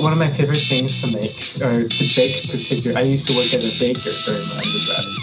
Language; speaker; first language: English; early bilingual, other home language; Korean